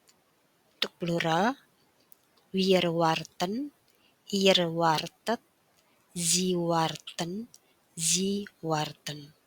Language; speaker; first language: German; non-native, fluent; Indonesian